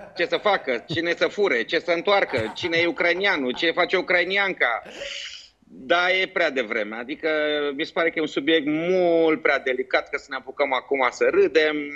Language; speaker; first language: Romanian; native; Romanian